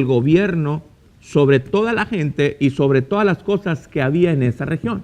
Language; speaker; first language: Spanish; native; Spanish